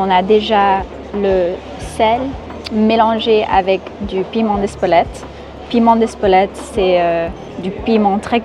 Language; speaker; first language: French; non-native, fluent; English